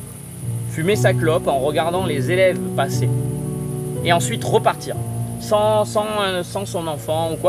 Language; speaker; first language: French; native; French